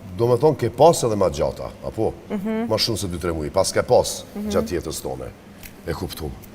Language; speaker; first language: Albanian; native; Albanian